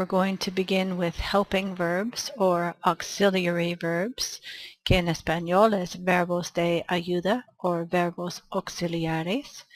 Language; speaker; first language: Spanish; non-native, fluent; English